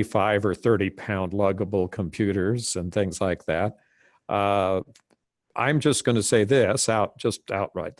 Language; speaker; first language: English; native; English